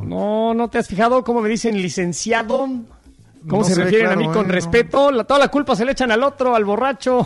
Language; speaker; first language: Spanish; native; Spanish